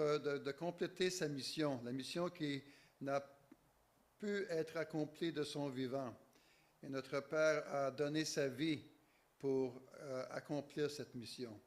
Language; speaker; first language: French; native; French